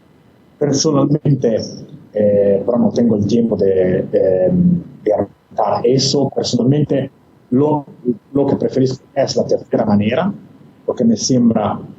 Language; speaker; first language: Spanish; non-native, fluent; Italian